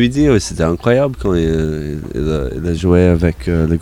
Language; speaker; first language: French; non-native, learner; English